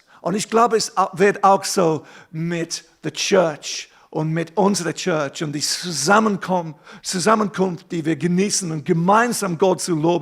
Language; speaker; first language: German; non-native, fluent; English